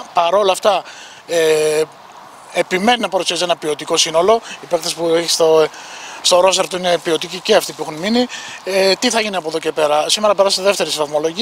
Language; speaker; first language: Greek; native; Greek